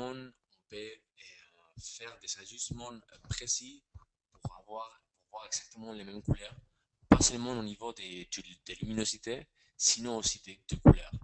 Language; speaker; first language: French; non-native, fluent; Spanish